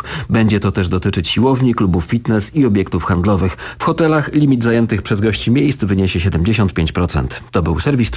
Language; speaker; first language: Polish; native; Polish